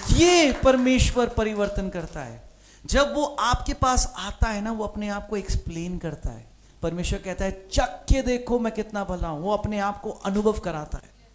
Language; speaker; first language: Hindi; non-native, local second language; Punjabi